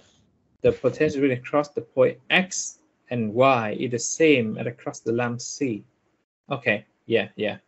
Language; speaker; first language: English; non-native, fluent; Vietnamese